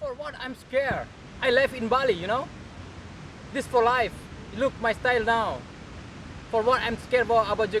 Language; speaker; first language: English; non-native, learner; Indonesian